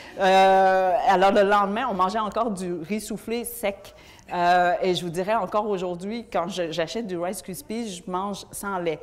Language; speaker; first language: French; early bilingual, other home language; Vietnamese